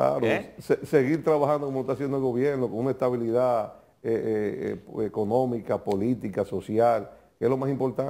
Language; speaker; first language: Spanish; native; Spanish